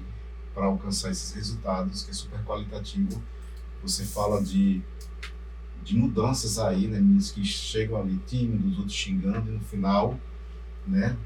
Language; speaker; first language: Portuguese; native; Portuguese